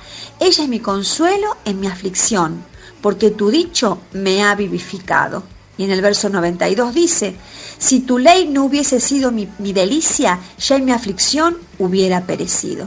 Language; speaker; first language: Spanish; native; Spanish